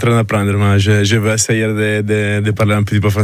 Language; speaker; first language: French; non-native, learner; Italian